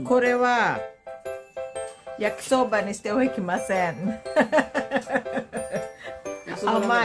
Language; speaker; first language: Japanese; non-native, fluent; Filipino